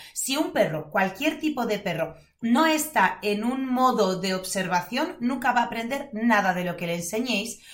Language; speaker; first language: Spanish; non-native, fluent; Polish